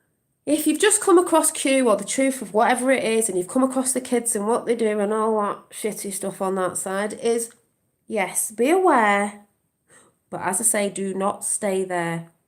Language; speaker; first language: English; native; English